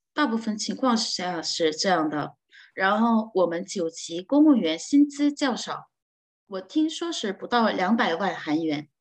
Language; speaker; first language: Chinese; non-native, fluent; Korean